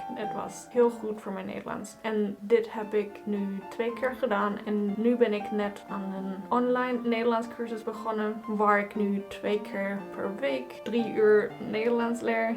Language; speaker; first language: Dutch; non-native, fluent; German